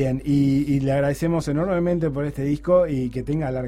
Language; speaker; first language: Spanish; native; Spanish